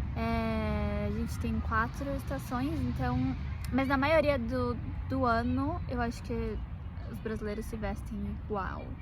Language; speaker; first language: Portuguese; native; Portuguese